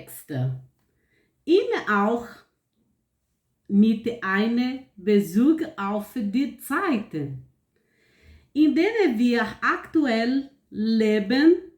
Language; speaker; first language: German; non-native, learner; Portuguese